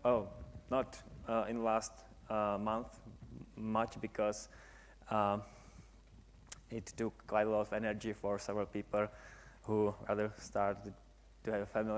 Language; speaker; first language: English; non-native, fluent; Czech